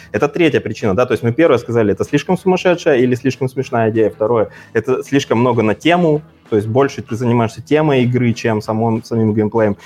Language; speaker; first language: Russian; native; Russian